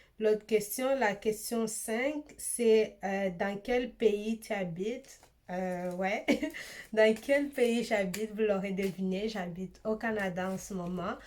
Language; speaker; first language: French; early bilingual, other home language; Swahili